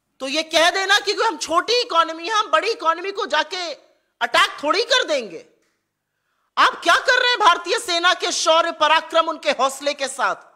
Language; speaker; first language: Hindi; native; Hindi